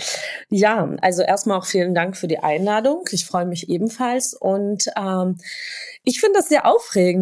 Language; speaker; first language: German; non-native, fluent; Georgian